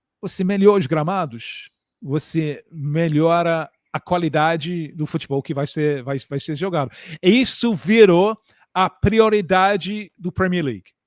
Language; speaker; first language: Portuguese; non-native, fluent; English